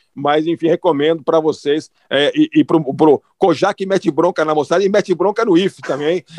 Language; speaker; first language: Portuguese; native; Portuguese